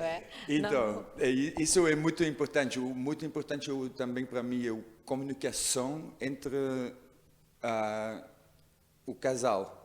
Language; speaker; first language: Portuguese; non-native, learner; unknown